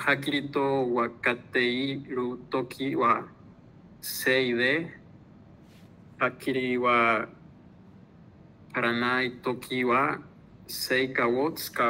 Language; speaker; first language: Japanese; non-native, learner; Spanish